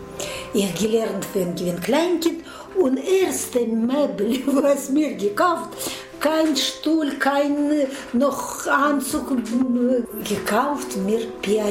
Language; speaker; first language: German; non-native, learner; Russian